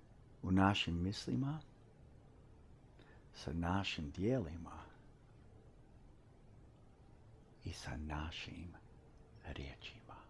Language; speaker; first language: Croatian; early bilingual, heritage; English